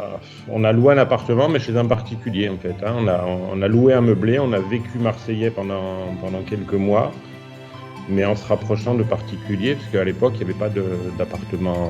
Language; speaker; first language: French; native; French